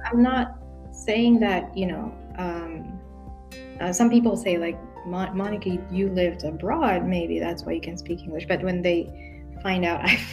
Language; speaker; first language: English; non-native, local second language; Filipino